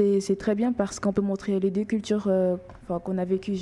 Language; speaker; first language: French; early bilingual, other home language; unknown